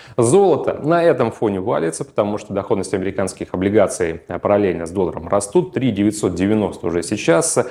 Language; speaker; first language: Russian; native; Russian